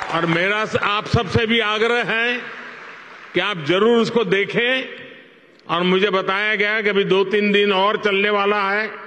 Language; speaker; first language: Hindi; non-native, local second language; Gujarati